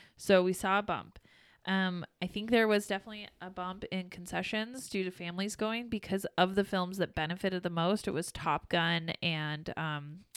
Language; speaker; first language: English; native; English